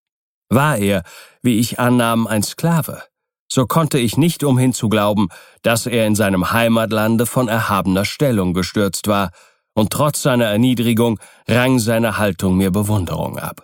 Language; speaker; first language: German; native; German